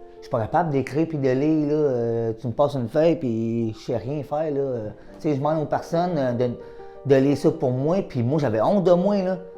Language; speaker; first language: French; native; French